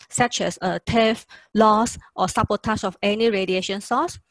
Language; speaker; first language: English; non-native, local second language; Chinese